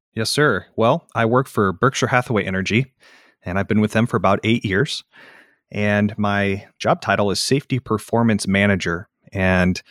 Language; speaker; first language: English; native; English